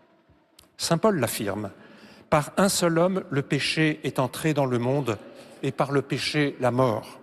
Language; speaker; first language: French; native; French